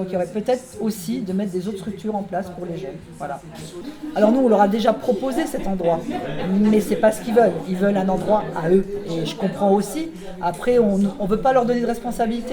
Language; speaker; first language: French; native; French